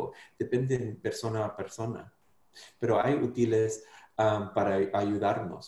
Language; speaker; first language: Spanish; non-native, fluent; English